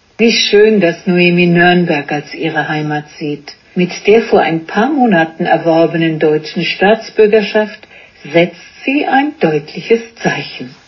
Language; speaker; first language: German; native; German